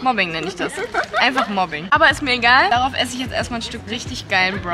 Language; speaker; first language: German; native; German